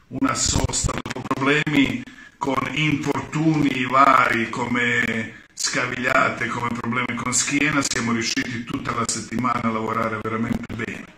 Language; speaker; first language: Italian; non-native, fluent; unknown